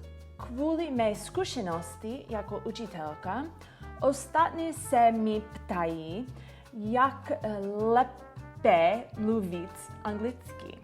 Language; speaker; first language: Czech; non-native, learner; English